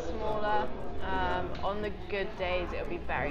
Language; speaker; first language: English; native; English